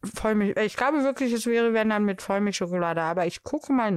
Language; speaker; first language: German; native; German